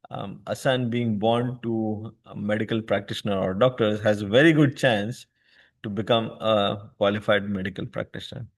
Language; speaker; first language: English; non-native, local second language; Hindi